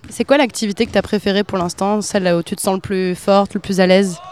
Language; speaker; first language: French; native; French